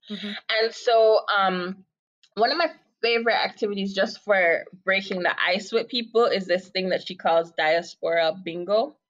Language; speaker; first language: English; native; English